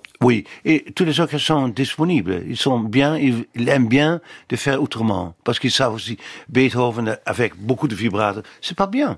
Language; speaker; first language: French; non-native, fluent; Dutch